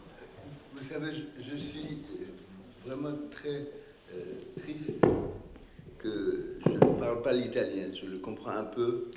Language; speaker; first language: French; non-native, fluent; Persian